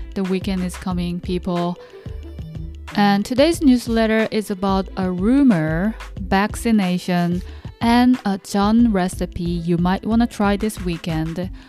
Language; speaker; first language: English; non-native, fluent; Korean